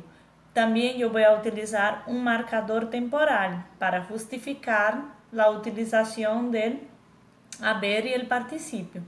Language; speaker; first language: Spanish; non-native, fluent; Portuguese